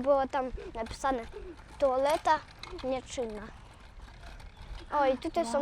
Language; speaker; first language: Polish; early bilingual, other home language; Russian